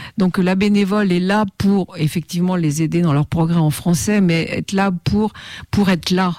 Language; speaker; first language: French; native; French